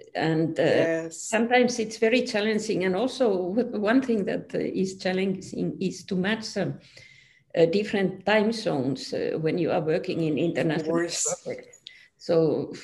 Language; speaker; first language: English; non-native, fluent; Finnish